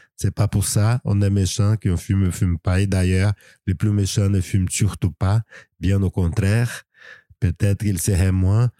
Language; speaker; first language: French; non-native, fluent; Portuguese